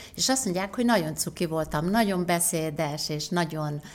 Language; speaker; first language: Hungarian; native; Hungarian